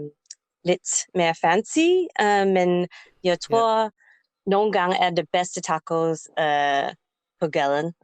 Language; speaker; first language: Danish; non-native, learner; English